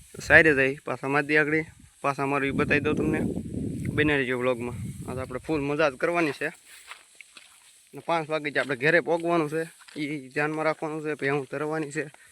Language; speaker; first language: Gujarati; native; Gujarati